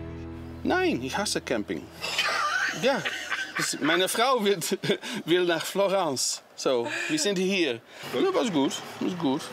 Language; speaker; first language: German; non-native, learner; Dutch